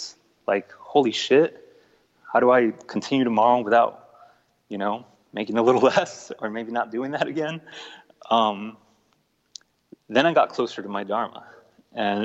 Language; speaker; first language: English; native; English